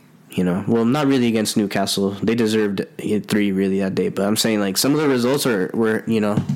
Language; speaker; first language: English; early bilingual, other home language; Spanish